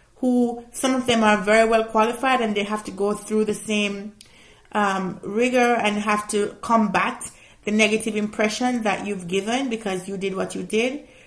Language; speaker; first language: English; native; English